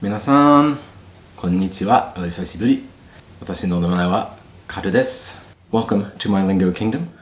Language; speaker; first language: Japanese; non-native, learner; English